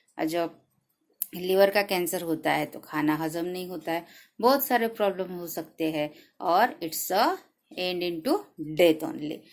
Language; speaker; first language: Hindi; non-native, local second language; Marathi